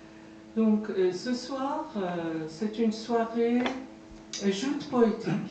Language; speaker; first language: French; non-native, fluent; Persian